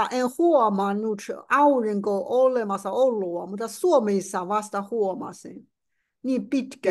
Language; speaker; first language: Finnish; non-native, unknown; Chinese